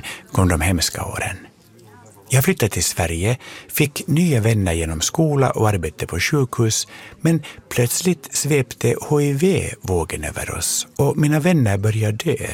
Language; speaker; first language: Swedish; native; Swedish